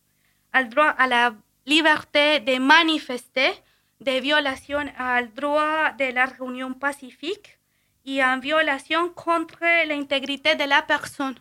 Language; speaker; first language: French; non-native, fluent; Spanish